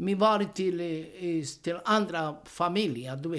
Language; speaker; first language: Swedish; non-native, learner; Romany